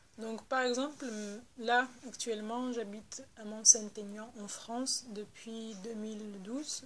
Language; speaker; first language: French; non-native, local second language; Arabic